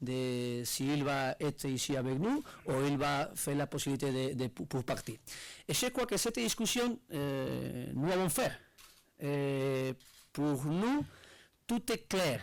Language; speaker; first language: French; non-native, learner; Spanish